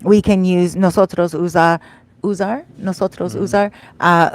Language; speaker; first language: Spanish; non-native, learner; English